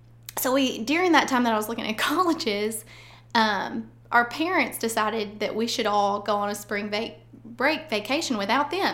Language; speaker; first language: English; native; English